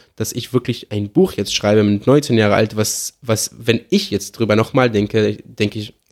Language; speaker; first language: German; non-native, fluent; Arabic